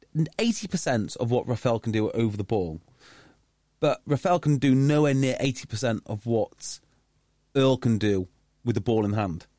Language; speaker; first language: English; native; English